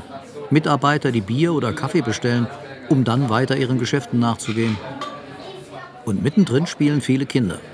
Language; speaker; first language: German; native; German